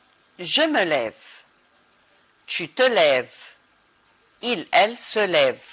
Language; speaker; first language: French; non-native, fluent; Arabic